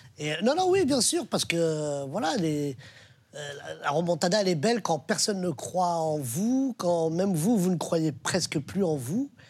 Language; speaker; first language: French; early bilingual, other home language; Arabic